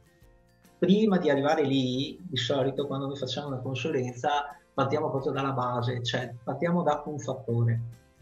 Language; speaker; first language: Italian; native; Italian